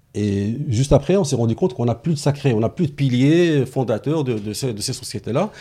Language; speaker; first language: French; non-native, local second language; Arabic